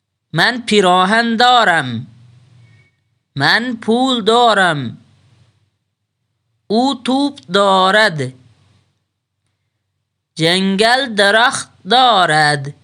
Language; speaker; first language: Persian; non-native, fluent; Urdu